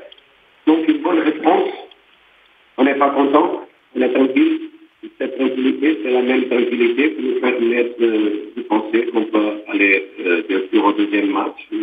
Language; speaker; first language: French; non-native, fluent; Portuguese